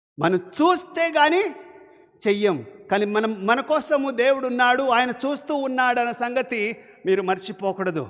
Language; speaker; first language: Telugu; non-native, local second language; Lambadi